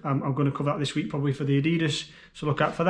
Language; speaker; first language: English; native; English